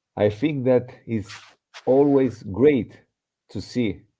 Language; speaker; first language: English; non-native, fluent; Italian